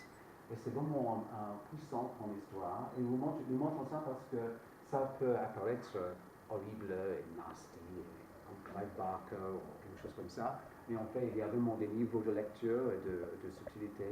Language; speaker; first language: French; non-native, fluent; English